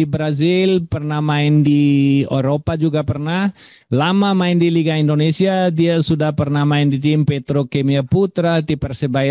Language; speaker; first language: Indonesian; non-native, fluent; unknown